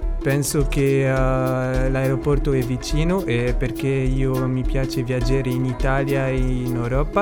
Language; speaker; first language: Italian; non-native, learner; Arabic